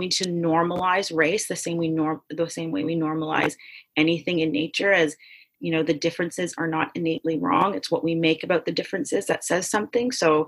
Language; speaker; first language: English; native; English